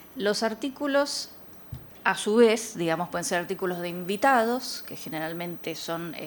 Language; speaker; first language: Spanish; native; Spanish